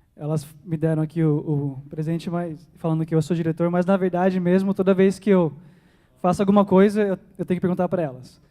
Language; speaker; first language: Portuguese; early bilingual, heritage; Portuguese